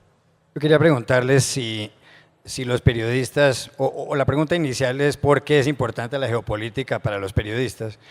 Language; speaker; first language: Spanish; native; Spanish